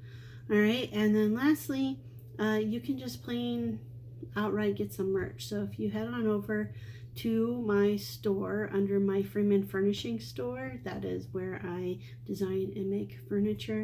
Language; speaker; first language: English; native; English